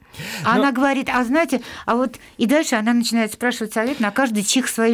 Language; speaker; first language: Russian; native; Russian